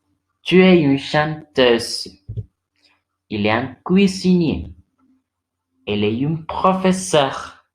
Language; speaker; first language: French; non-native, learner; Spanish